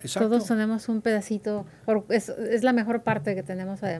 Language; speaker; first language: Spanish; native; Spanish